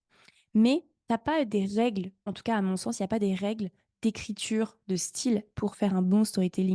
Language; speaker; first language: French; native; French